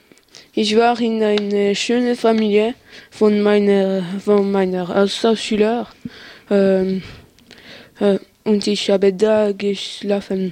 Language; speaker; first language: German; non-native, learner; French